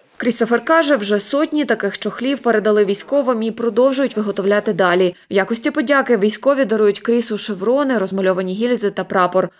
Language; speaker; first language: Ukrainian; native; Ukrainian